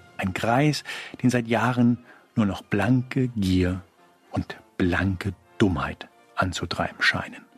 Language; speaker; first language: German; early bilingual, other home language; Spanish